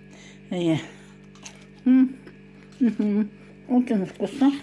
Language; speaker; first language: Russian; non-native, local second language; Karachay-Balkar